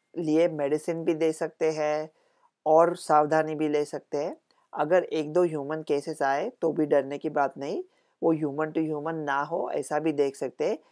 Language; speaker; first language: Hindi; non-native, local second language; Marathi